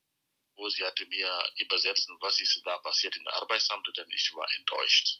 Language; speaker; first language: German; non-native, fluent; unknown